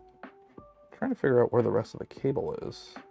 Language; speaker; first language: English; native; English